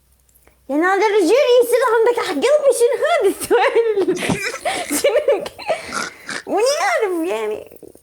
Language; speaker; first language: Arabic; non-native, learner; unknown